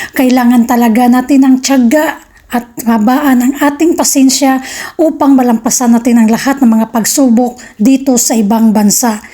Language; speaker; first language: Filipino; native; Filipino